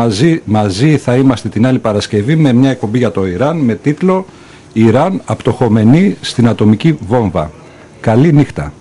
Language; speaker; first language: Greek; native; Greek